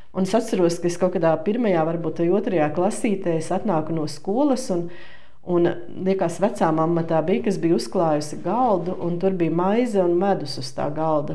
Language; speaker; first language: Latvian; native; Latvian